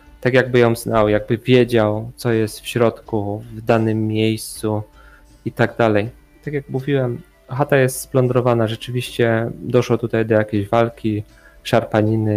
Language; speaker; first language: Polish; native; Polish